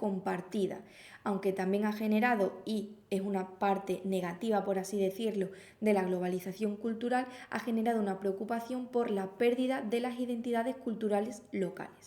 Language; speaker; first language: Spanish; native; Spanish